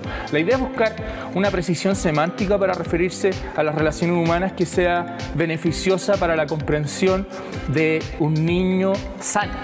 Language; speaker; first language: Spanish; native; Spanish